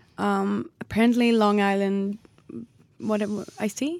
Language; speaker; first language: English; non-native, fluent; Swedish